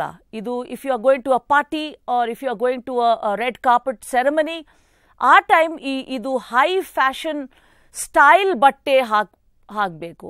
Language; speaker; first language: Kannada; non-native, local second language; Hindi